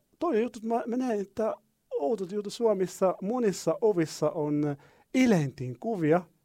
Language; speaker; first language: Finnish; non-native, learner; Arabic